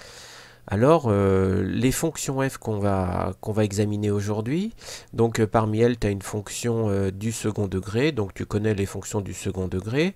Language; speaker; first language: French; native; French